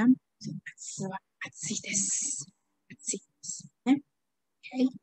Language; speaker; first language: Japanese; non-native, fluent; Chinese